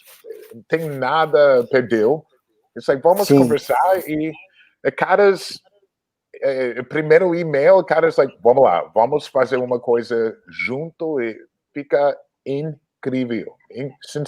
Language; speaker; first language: Portuguese; non-native, learner; English